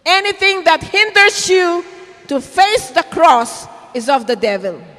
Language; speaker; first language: English; non-native, local second language; Filipino